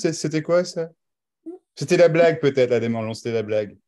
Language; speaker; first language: French; native; French